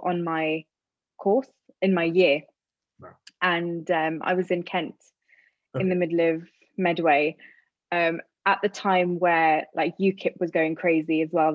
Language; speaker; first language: English; native; English